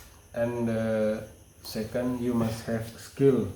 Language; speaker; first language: English; non-native, learner; Indonesian